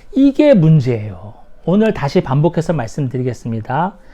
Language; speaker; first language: Korean; native; Korean